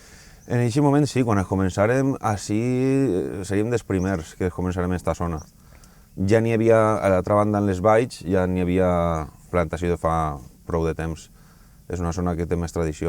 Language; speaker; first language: Catalan; native; Catalan